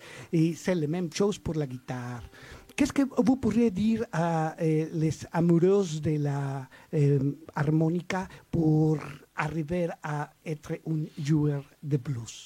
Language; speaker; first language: French; non-native, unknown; Spanish